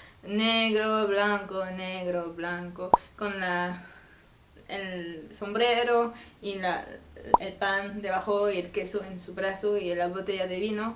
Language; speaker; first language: Spanish; non-native, learner; French